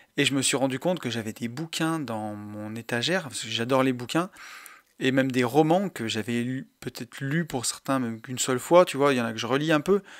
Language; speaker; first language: French; native; French